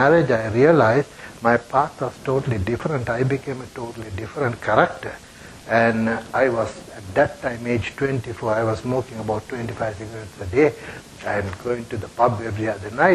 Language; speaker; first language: English; non-native, local second language; Sinhala